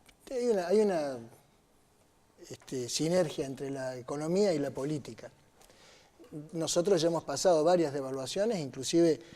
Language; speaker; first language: Spanish; native; Spanish